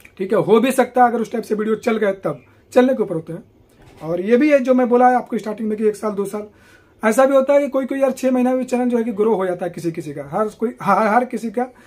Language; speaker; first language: Hindi; native; Hindi